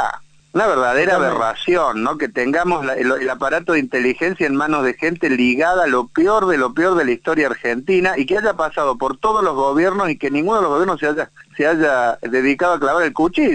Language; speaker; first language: Spanish; native; Spanish